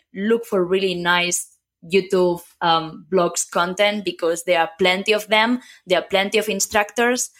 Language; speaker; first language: English; non-native, fluent; Catalan